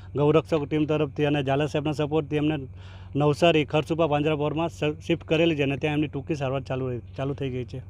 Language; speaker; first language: Gujarati; native; Gujarati